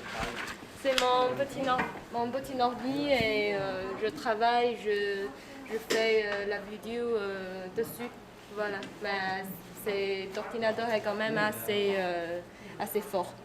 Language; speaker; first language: French; non-native, fluent; Chinese